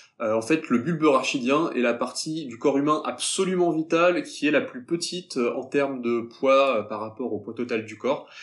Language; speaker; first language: French; native; French